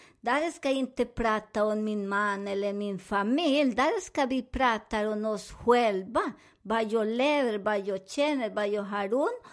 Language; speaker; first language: Swedish; non-native, fluent; Spanish